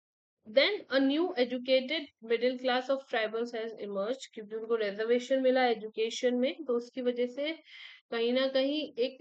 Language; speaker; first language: Hindi; native; Hindi